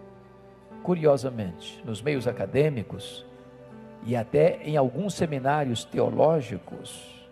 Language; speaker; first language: Portuguese; native; Portuguese